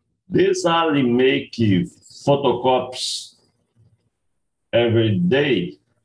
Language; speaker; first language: English; non-native, learner; Portuguese